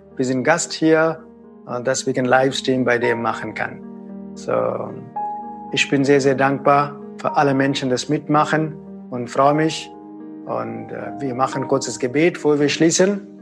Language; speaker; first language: German; non-native, fluent; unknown